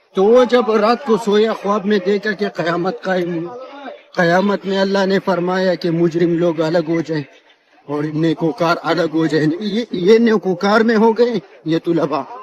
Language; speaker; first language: Urdu; native; Urdu